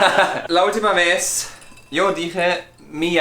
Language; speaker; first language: Spanish; non-native, fluent; English